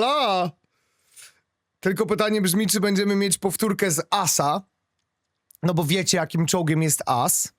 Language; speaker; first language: Polish; native; Polish